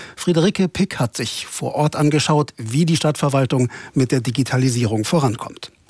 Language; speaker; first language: German; native; German